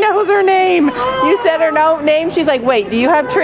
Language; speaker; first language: English; native; English